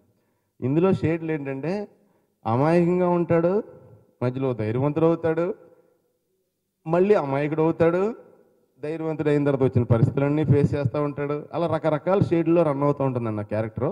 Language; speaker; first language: Telugu; native; Telugu